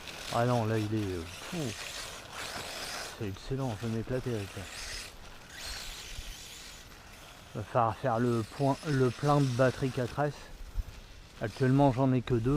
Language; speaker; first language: French; native; French